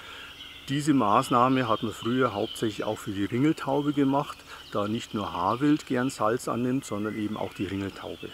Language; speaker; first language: German; native; German